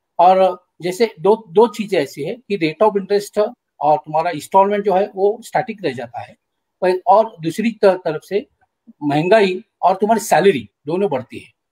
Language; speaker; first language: Hindi; non-native, local second language; Marathi